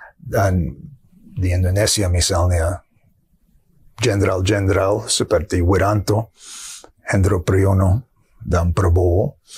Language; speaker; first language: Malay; non-native, fluent; English